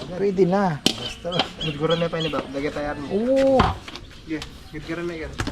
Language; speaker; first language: Filipino; non-native, local second language; Pampanga